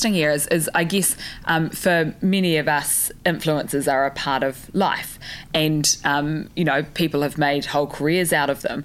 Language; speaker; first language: English; native; English